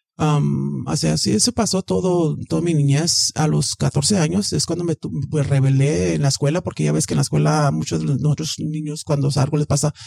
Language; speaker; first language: Spanish; early bilingual, heritage; Spanish